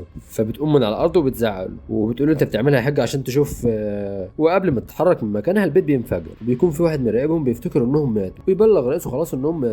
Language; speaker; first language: Arabic; native; Arabic